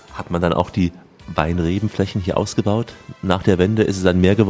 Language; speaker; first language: German; native; German